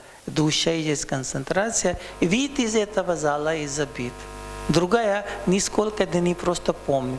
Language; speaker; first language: Russian; non-native, learner; Hindi